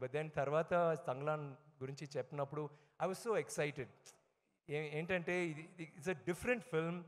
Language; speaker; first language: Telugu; non-native, learner; Tamil